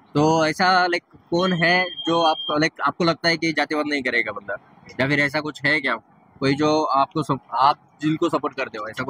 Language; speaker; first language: Hindi; non-native, local second language; Marathi